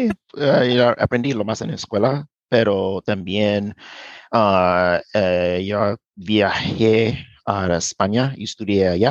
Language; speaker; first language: Spanish; non-native, learner; English